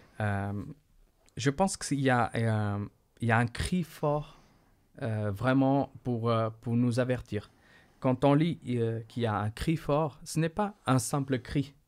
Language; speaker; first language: French; non-native, fluent; Portuguese